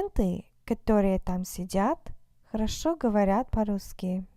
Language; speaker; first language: Russian; non-native, fluent; English